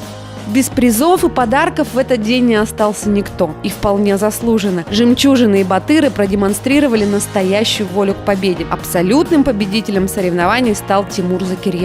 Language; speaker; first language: Russian; native; Russian